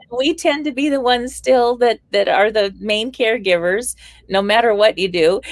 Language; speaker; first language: English; native; English